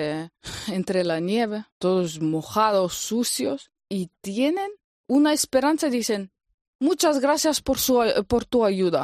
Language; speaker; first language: Spanish; non-native, fluent; Ukrainian